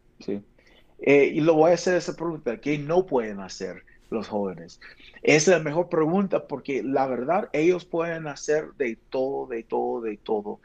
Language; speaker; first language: Spanish; non-native, fluent; English